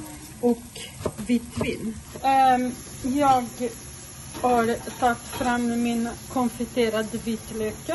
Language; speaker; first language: Swedish; non-native, fluent; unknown